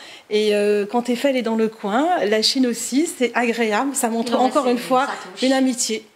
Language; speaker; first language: French; native; French